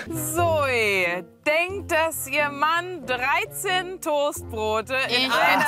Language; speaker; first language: German; native; German